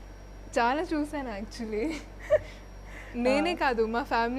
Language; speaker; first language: Telugu; non-native, fluent; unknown